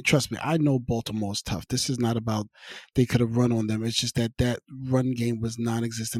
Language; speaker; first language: English; native; English